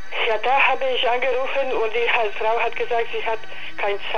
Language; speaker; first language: German; non-native, learner; Polish